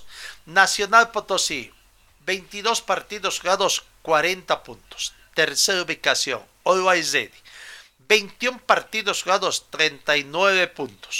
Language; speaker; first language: Spanish; native; Spanish